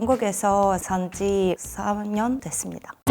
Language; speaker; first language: Korean; non-native, learner; Russian